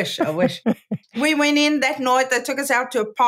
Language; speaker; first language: English; non-native, local second language; Afrikaans